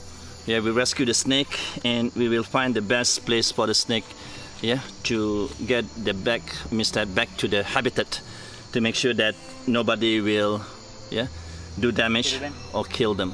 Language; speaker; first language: English; non-native, fluent; Malay